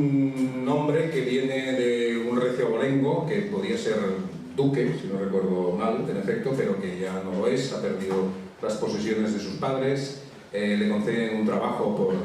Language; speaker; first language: Spanish; native; Spanish